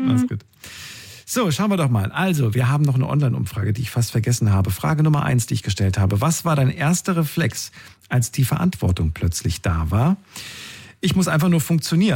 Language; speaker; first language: German; native; German